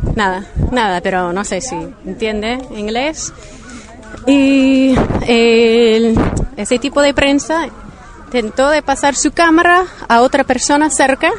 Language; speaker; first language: Spanish; non-native, learner; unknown